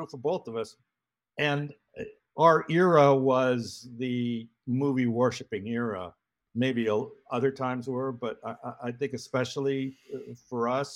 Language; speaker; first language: English; native; English